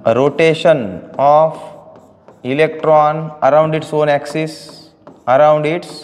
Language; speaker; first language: Hindi; non-native, local second language; Marathi